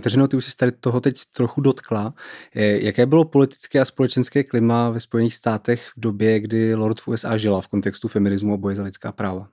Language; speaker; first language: Czech; native; Czech